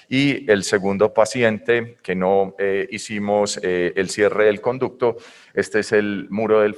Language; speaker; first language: Spanish; native; Spanish